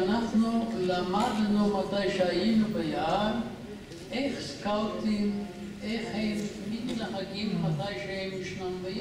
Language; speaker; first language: Hebrew; non-native, fluent; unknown